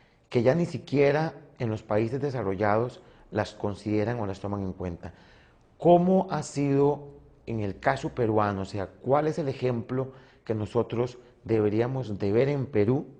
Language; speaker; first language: Spanish; native; Spanish